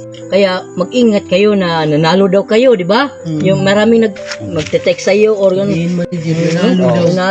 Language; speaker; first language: Filipino; non-native, local second language; Cebuano